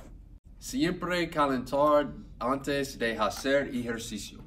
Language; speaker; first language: Spanish; non-native, learner; English